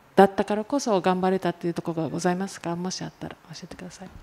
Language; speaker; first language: Japanese; native; Japanese